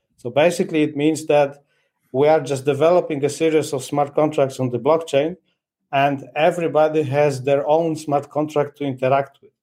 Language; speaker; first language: English; non-native, fluent; Polish